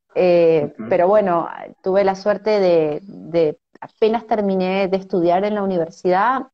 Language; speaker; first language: Spanish; native; Spanish